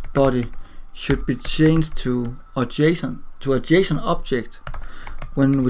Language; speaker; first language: English; non-native, learner; Danish